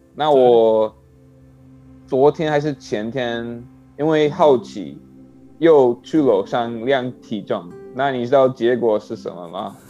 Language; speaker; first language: Chinese; non-native, learner; English